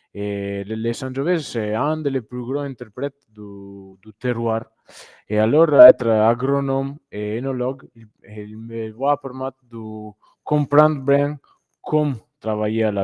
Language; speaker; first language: French; non-native, fluent; Italian